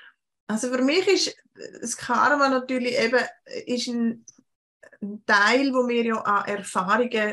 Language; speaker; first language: German; native; German